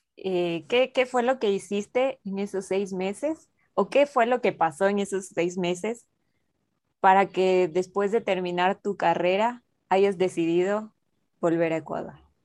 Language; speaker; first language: Spanish; native; Spanish